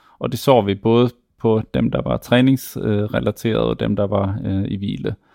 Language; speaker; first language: Danish; native; Danish